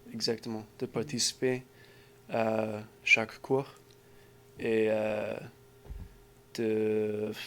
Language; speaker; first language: French; non-native, learner; English